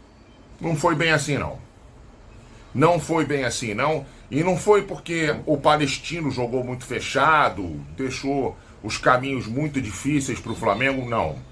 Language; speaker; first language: Portuguese; native; Portuguese